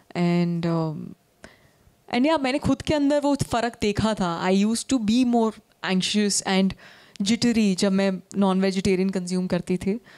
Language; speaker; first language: Hindi; native; Hindi